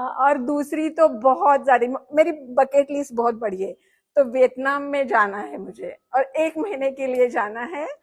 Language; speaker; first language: Hindi; non-native, local second language; Marathi